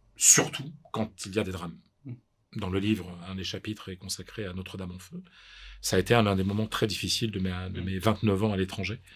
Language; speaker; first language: French; native; French